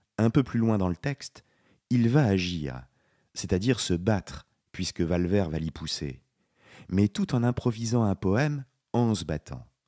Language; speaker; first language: French; native; French